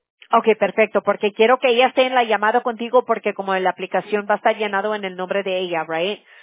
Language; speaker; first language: Spanish; early bilingual, other home language; English